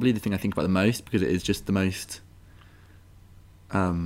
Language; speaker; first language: English; native; English